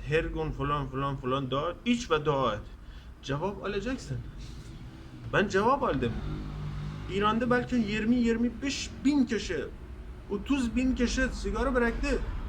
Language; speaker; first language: Turkish; non-native, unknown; Persian